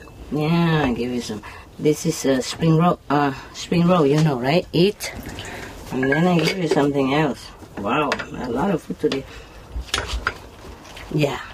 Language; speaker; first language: English; non-native, fluent; Vietnamese